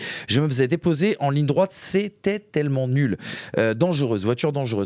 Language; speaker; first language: French; native; French